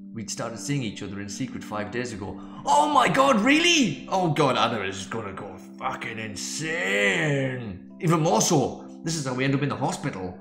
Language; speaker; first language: English; native; English